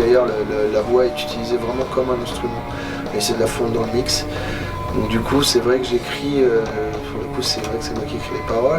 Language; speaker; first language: French; native; French